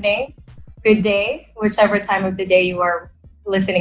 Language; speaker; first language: English; non-native, local second language; Filipino